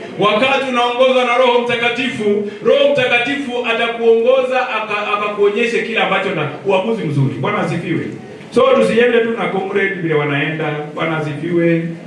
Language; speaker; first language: Swahili; non-native, local second language; Luyia